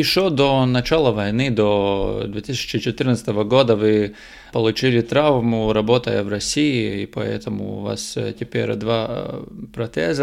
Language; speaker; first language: Russian; non-native, local second language; Latvian